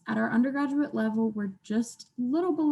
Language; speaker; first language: English; native; English